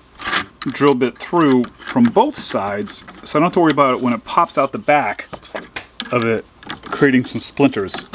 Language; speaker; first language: English; native; English